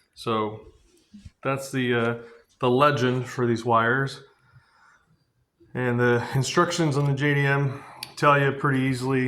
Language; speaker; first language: English; native; English